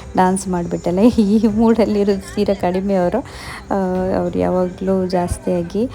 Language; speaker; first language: Kannada; native; Kannada